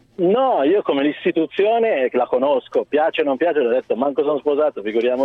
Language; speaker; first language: Italian; early bilingual, other home language; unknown